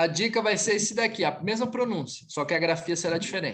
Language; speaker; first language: Portuguese; native; Portuguese